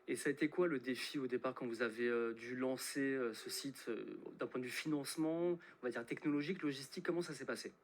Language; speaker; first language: French; native; French